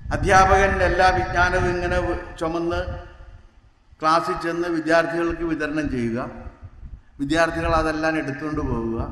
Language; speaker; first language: Malayalam; native; Malayalam